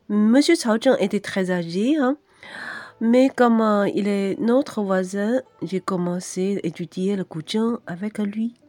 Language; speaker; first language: French; non-native, fluent; Chinese